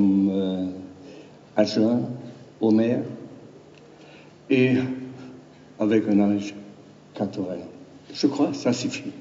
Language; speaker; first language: French; non-native, learner; German